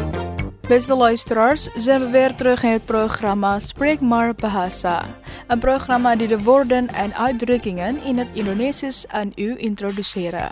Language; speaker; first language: Dutch; non-native, learner; Indonesian